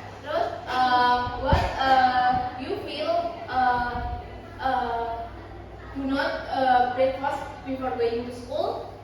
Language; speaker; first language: English; non-native, learner; Indonesian